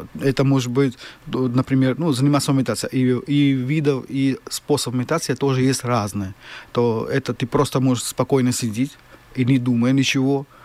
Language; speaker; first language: Russian; non-native, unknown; Hindi